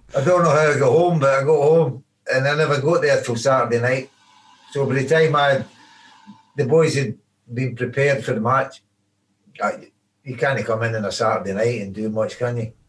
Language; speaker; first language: English; native; English